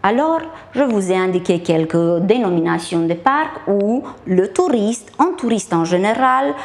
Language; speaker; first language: French; non-native, fluent; Romanian